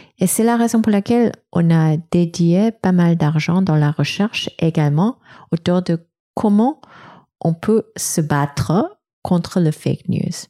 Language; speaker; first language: French; non-native, fluent; English